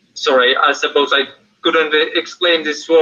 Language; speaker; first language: English; non-native, fluent; Russian